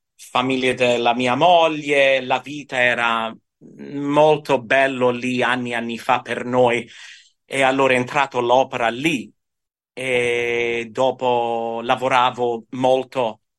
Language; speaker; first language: Italian; early bilingual, heritage; Italian